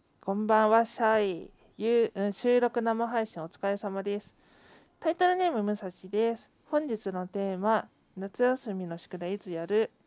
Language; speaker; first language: Japanese; native; Japanese